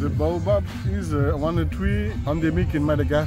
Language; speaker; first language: English; non-native, learner; Malagasy